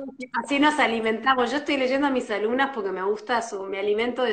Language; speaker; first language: Spanish; native; Spanish